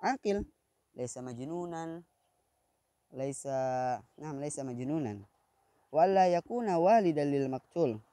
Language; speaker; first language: Arabic; non-native, fluent; Indonesian